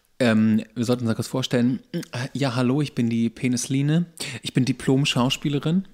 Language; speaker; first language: German; native; German